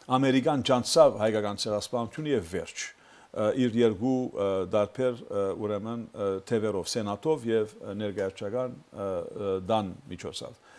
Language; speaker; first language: Armenian; early bilingual, heritage; Armenian